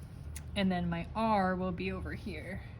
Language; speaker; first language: English; native; English